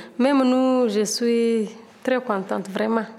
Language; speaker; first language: French; non-native, learner; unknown